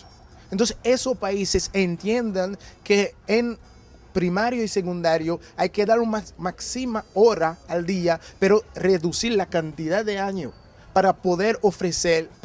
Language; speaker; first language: Spanish; non-native, fluent; Haitian Creole